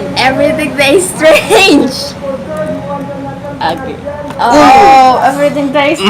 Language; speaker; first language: English; non-native, learner; Indonesian